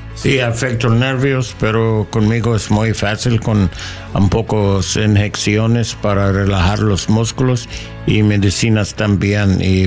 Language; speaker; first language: Spanish; non-native, learner; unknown